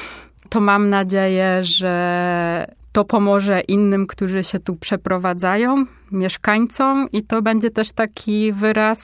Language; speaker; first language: Polish; native; Polish